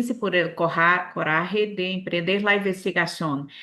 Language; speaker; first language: Spanish; non-native, learner; Portuguese